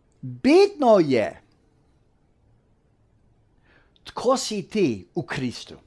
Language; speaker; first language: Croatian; early bilingual, heritage; English